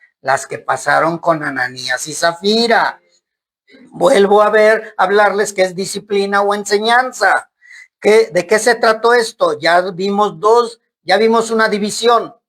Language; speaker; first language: Spanish; native; Spanish